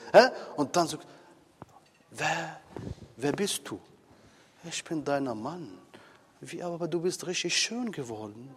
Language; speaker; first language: German; non-native, fluent; Arabic